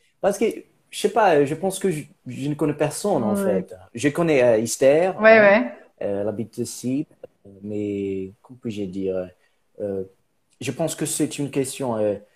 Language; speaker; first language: French; non-native, learner; Portuguese